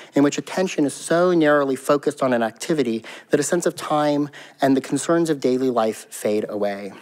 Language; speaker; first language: English; native; English